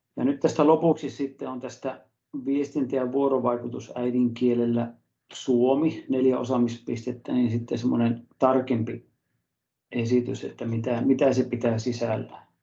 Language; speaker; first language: Finnish; native; Finnish